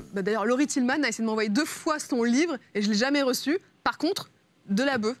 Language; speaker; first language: French; native; French